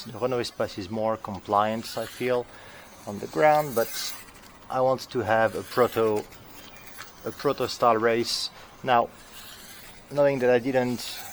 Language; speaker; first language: English; non-native, fluent; French